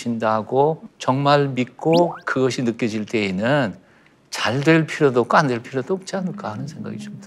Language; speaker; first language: Korean; native; Korean